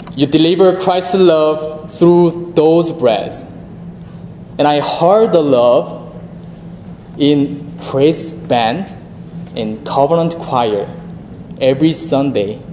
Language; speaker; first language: English; non-native, fluent; Korean